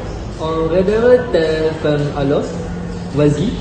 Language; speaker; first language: French; non-native, learner; Malay